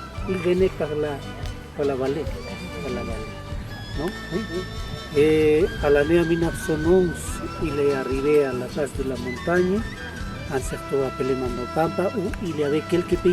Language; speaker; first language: French; non-native, fluent; Spanish